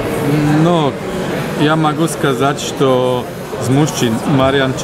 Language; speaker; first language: Russian; non-native, learner; Slovak